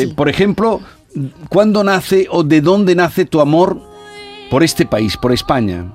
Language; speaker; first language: Spanish; native; Spanish